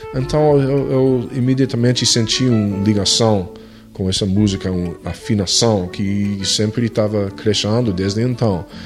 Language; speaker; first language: Portuguese; non-native, fluent; English